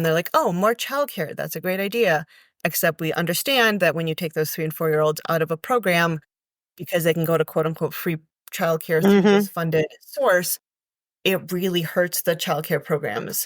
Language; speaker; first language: English; native; English